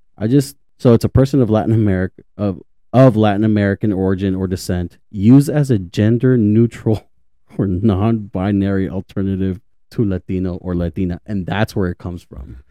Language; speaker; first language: English; native; English